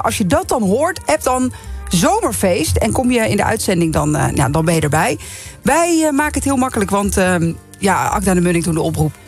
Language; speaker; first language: Dutch; native; Dutch